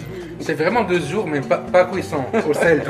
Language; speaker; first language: French; non-native, learner; Arabic